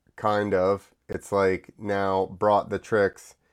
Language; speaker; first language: English; early bilingual, other home language; Italian